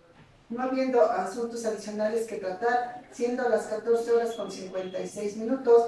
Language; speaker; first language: Spanish; native; Spanish